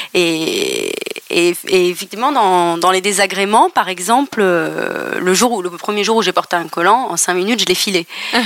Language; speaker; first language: French; native; French